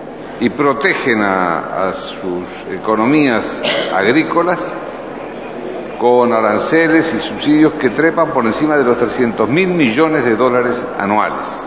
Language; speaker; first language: Spanish; native; Spanish